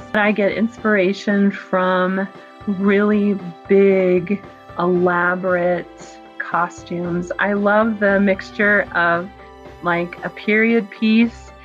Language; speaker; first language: English; native; English